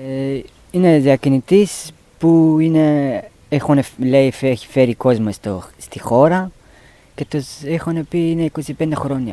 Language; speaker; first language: Greek; non-native, learner; Persian